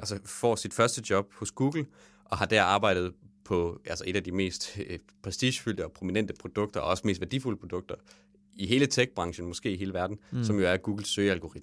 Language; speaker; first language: Danish; native; Danish